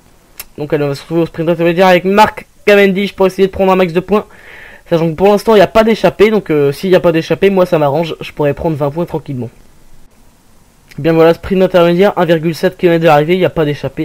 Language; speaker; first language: French; native; French